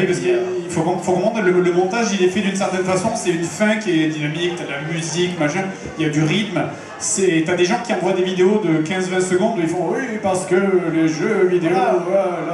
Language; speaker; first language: French; native; French